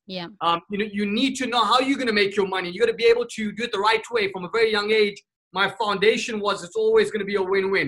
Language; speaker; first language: English; native; English